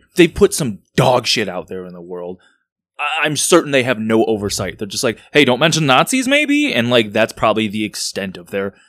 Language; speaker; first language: English; native; English